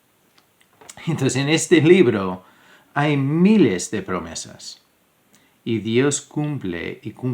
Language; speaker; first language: Spanish; non-native, fluent; English